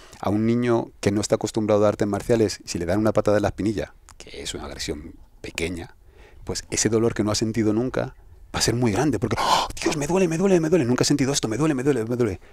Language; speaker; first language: Spanish; native; Spanish